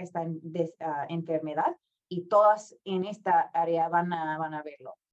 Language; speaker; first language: Spanish; non-native, fluent; English